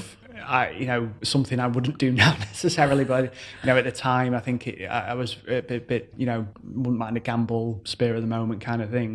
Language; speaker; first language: English; native; English